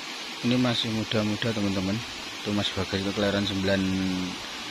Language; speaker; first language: Indonesian; non-native, local second language; Javanese